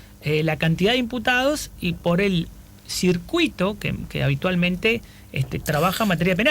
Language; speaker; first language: Spanish; native; Spanish